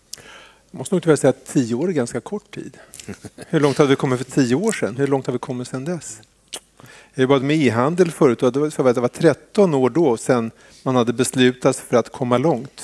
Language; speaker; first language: Swedish; native; Swedish